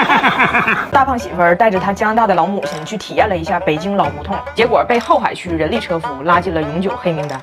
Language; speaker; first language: Chinese; native; Chinese